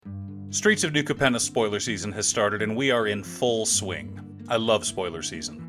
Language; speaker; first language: English; native; English